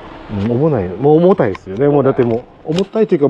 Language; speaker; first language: Japanese; non-native, fluent; Indonesian